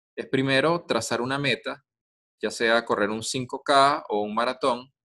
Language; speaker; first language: Spanish; native; Spanish